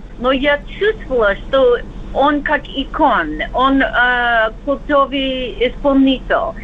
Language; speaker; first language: Russian; non-native, learner; English